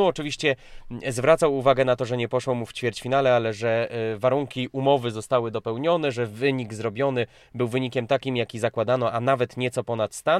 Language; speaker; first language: Polish; native; Polish